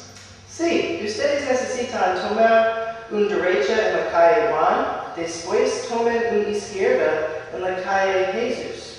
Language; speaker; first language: Spanish; non-native, learner; English